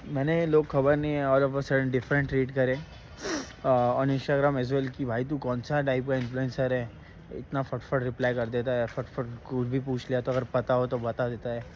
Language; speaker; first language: Hindi; non-native, local second language; Gujarati